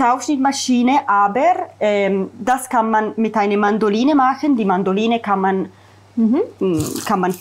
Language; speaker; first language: German; non-native, fluent; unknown